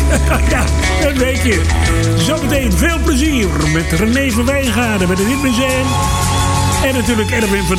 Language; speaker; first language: Dutch; native; Dutch